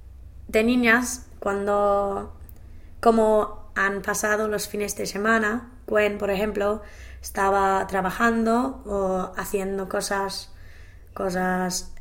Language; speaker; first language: Spanish; non-native, learner; English